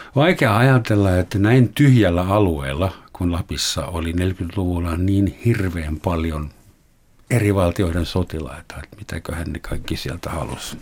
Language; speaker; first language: Finnish; non-native, fluent; German